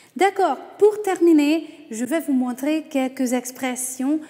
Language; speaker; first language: French; non-native, fluent; Hungarian